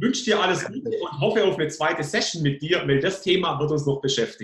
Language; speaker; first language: German; native; German